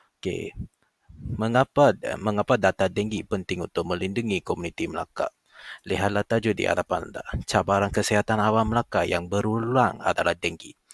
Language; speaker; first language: Malay; non-native, local second language; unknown